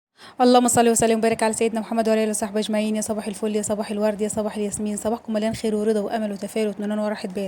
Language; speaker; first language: Arabic; native; Arabic